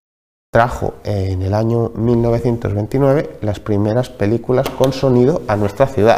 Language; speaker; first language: Spanish; native; Spanish